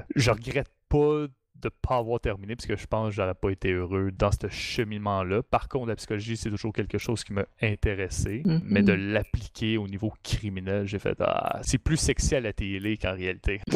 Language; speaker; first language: French; native; French